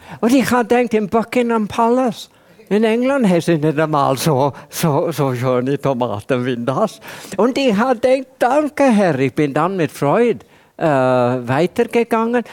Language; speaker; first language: German; non-native, fluent; Welsh